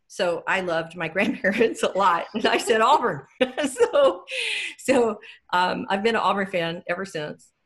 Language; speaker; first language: English; native; English